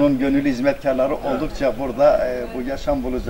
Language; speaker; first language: Turkish; native; Turkish